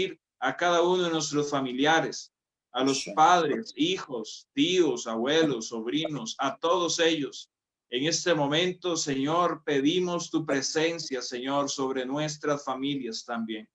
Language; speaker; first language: Spanish; native; Spanish